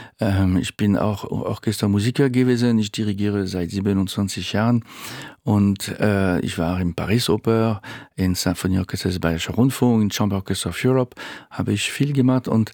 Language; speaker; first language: German; non-native, fluent; French